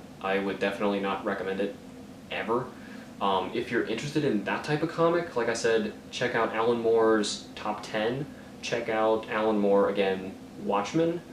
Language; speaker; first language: English; native; English